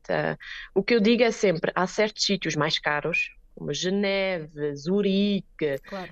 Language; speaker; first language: Portuguese; native; Portuguese